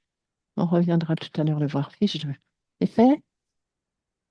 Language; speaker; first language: French; native; French